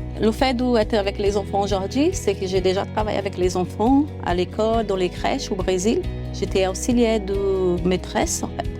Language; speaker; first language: French; non-native, fluent; Portuguese